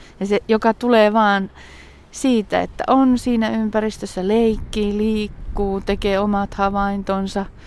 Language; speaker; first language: Finnish; native; Finnish